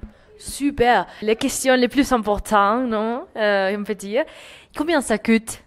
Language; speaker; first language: French; non-native, learner; Spanish